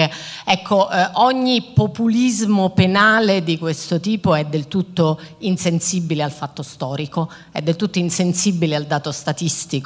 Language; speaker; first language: Italian; native; Italian